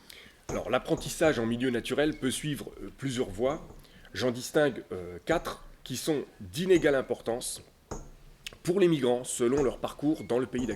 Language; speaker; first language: French; native; French